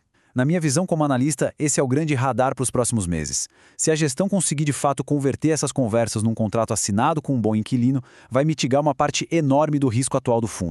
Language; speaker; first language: Portuguese; native; Portuguese